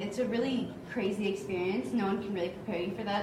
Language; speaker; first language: English; native; English